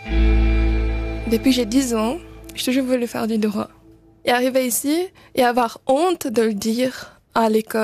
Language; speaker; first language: French; early bilingual, other home language; Portuguese